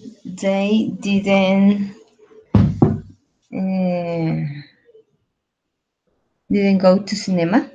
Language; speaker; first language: English; non-native, learner; Spanish